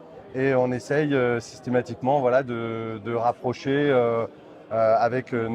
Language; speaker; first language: French; native; French